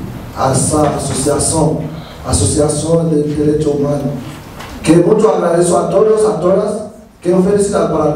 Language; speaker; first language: Portuguese; non-native, learner; Haitian Creole